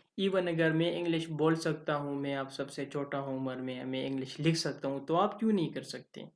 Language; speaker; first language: Urdu; non-native, local second language; Pashto